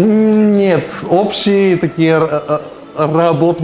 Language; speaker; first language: Russian; non-native, learner; Bulgarian